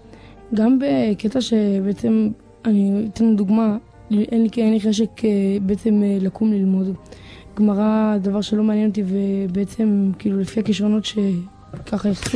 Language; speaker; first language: Hebrew; native; Hebrew